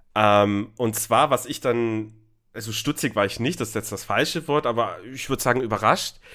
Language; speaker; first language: German; native; German